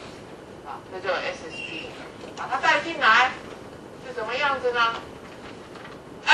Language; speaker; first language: Chinese; native; Chinese